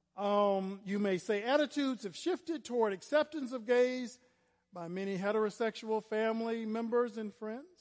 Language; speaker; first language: English; native; English